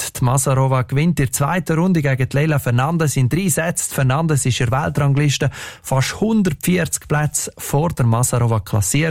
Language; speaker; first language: German; native; German